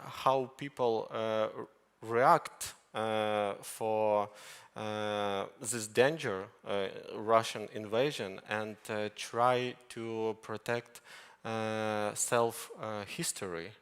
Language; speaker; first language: English; non-native, learner; Ukrainian